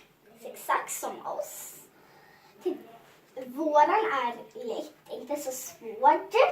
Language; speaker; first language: Swedish; early bilingual, other home language; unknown